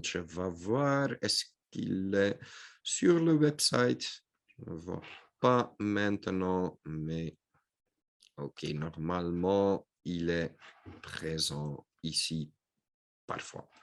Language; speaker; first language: French; non-native, local second language; Dutch